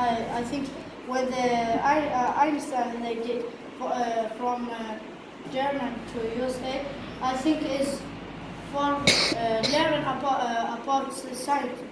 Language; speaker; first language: English; non-native, learner; Arabic